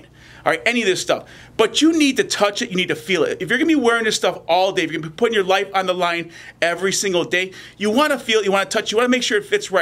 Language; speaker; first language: English; native; English